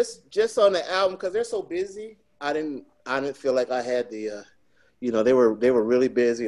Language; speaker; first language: English; native; English